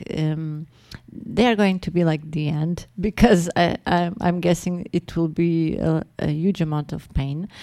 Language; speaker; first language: English; non-native, fluent; Portuguese